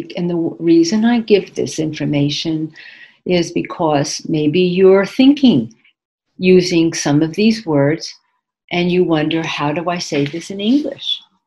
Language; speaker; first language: English; native; English